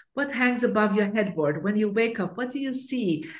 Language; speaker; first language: English; non-native, fluent; Dutch